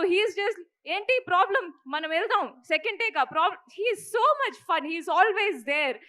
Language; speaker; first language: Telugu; non-native, fluent; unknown